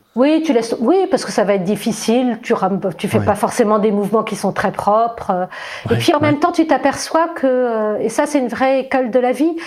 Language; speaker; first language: French; native; French